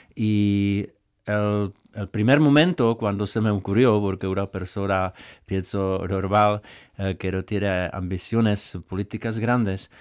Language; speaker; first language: Spanish; non-native, fluent; Czech